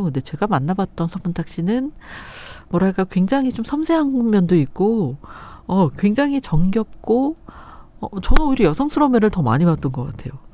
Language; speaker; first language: Korean; native; Korean